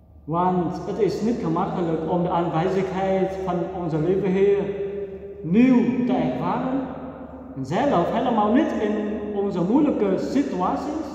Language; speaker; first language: Dutch; non-native, fluent; Vietnamese